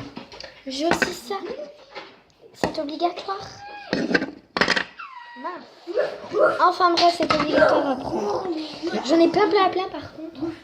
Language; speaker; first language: French; native; French